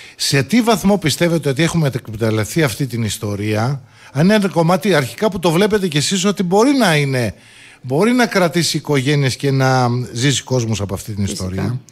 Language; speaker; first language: Greek; native; Greek